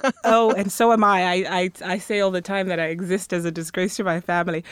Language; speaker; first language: English; non-native, local second language; Akan